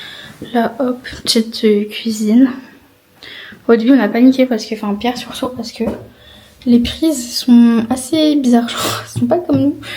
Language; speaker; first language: French; native; French